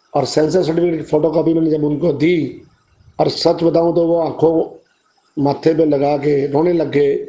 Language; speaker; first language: Hindi; native; Hindi